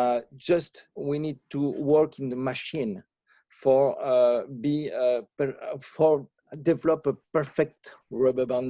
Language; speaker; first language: English; non-native, learner; French